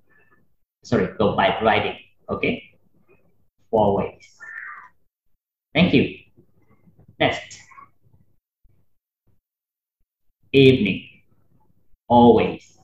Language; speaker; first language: English; non-native, fluent; Vietnamese